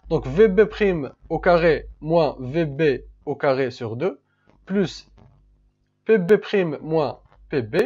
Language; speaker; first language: French; non-native, local second language; Arabic